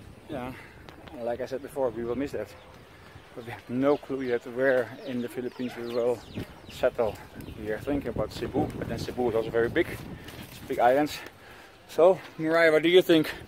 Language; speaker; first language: English; non-native, fluent; Dutch